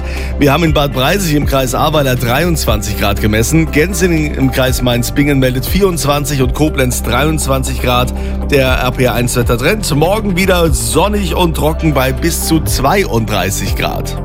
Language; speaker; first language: German; native; German